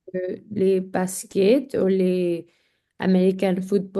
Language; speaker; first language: French; non-native, learner; English